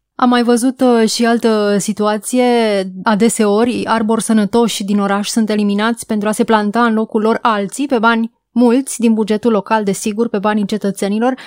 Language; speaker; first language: Romanian; native; Romanian